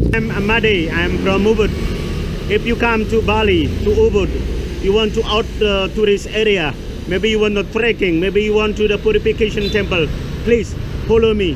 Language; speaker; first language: English; non-native, learner; Balinese